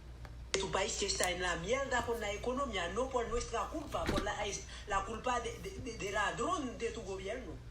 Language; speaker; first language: Spanish; non-native, learner; Haitian Creole